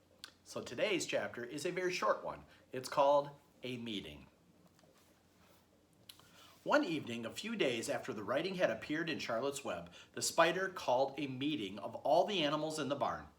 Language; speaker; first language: English; native; English